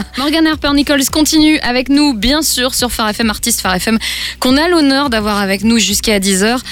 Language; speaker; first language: French; native; French